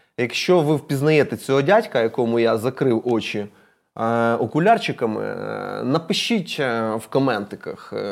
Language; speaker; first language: Ukrainian; non-native, local second language; Russian